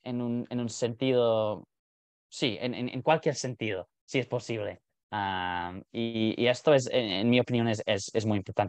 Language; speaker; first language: Spanish; non-native, fluent; English